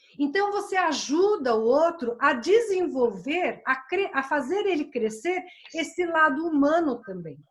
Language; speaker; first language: Portuguese; native; Portuguese